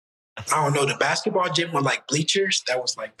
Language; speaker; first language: English; native; English